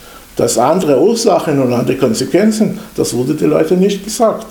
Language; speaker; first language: German; non-native, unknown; Hebrew